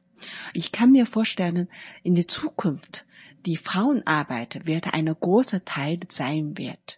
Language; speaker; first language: German; non-native, learner; Chinese